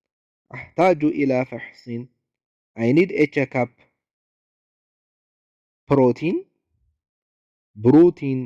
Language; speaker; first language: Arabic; non-native, fluent; Amharic